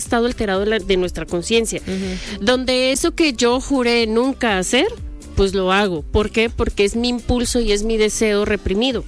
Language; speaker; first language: Spanish; native; Spanish